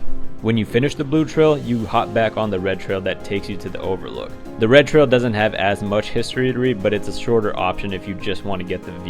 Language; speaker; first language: English; native; English